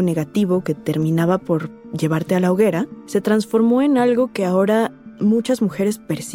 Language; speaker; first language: Spanish; native; Spanish